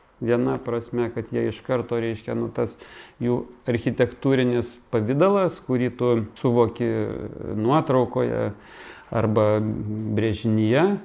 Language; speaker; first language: Lithuanian; native; Lithuanian